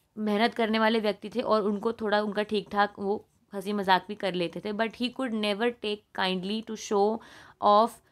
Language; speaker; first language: Hindi; native; Hindi